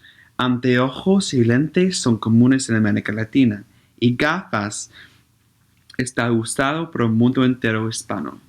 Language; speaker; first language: Spanish; non-native, learner; English